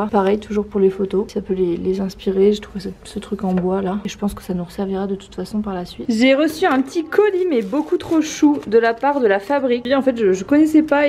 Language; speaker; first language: French; native; French